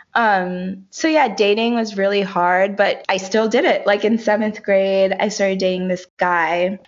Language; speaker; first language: English; early bilingual, other home language; Haitian Creole